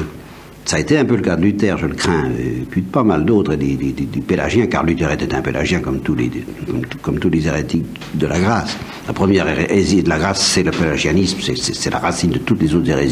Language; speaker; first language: French; native; French